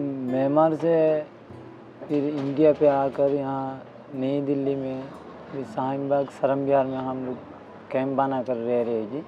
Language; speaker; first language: Hindi; non-native, learner; Rohingya